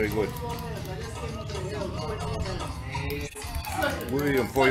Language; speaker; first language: Spanish; non-native, learner; German